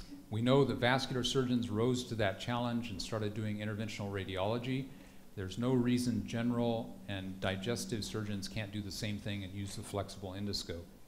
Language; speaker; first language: English; native; English